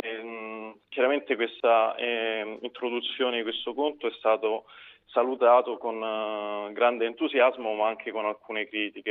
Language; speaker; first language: Italian; native; Italian